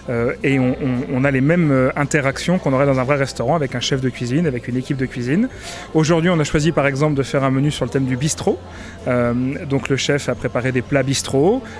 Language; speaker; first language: French; native; French